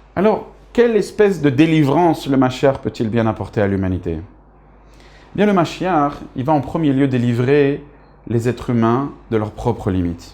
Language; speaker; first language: French; native; French